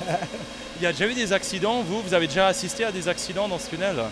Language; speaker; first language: French; native; French